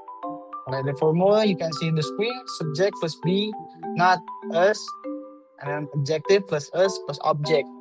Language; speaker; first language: English; non-native, learner; Indonesian